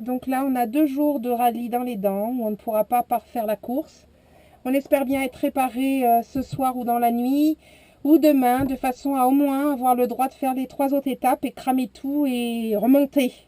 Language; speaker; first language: French; native; French